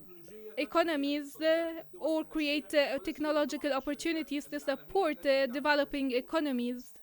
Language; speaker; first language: English; non-native, fluent; Arabic